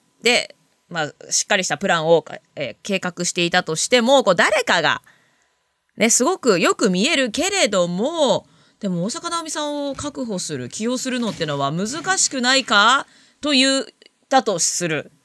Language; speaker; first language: Japanese; native; Japanese